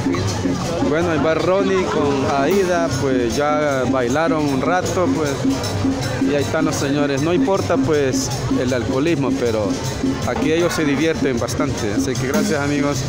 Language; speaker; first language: Spanish; native; Spanish